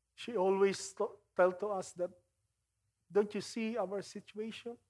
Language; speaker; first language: English; non-native, local second language; Filipino